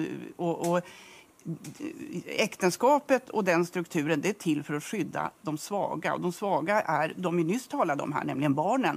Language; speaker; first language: Swedish; native; Swedish